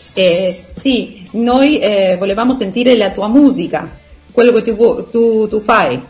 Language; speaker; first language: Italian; non-native, learner; Spanish